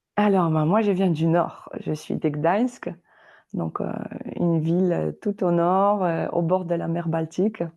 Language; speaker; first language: French; non-native, fluent; Polish